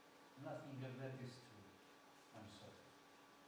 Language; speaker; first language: English; non-native, fluent; Portuguese